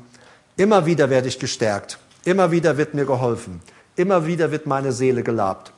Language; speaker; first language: German; native; German